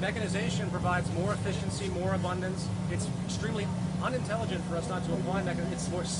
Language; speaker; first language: English; native; English